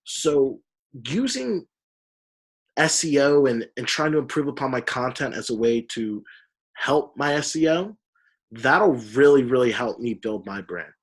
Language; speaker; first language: English; native; English